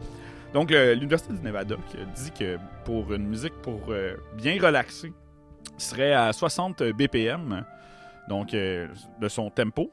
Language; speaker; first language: French; native; French